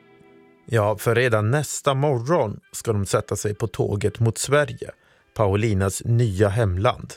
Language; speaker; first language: Swedish; native; Swedish